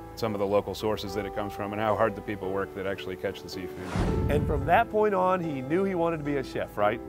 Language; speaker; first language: English; native; English